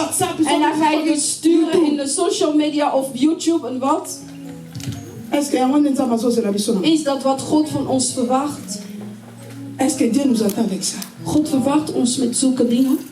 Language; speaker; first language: Dutch; non-native, learner; Lingala